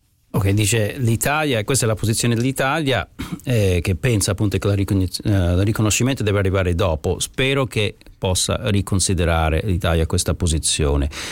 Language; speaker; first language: Italian; non-native, fluent; English